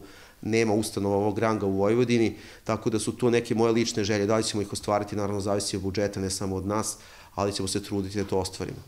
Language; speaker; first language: Serbian; native; Serbian